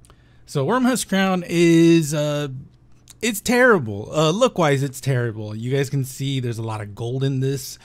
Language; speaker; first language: English; native; English